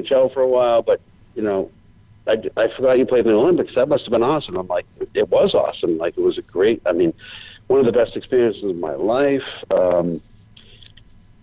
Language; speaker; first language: English; native; English